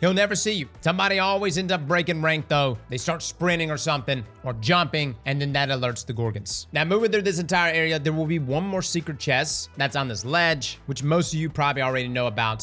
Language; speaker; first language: English; native; English